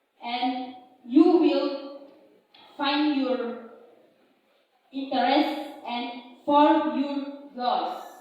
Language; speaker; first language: English; non-native, learner; Indonesian